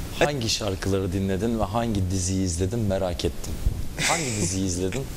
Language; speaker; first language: Turkish; native; Turkish